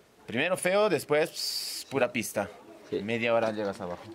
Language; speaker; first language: Spanish; native; Spanish